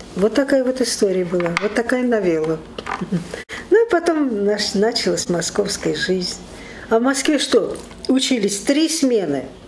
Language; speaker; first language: Russian; native; Russian